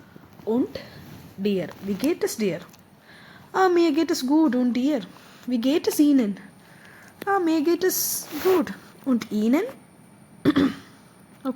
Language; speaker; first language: German; non-native, learner; Malayalam